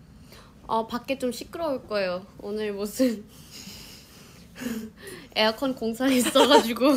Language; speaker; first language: Korean; non-native, fluent; Thai